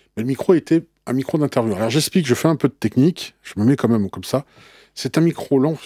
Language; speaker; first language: French; native; French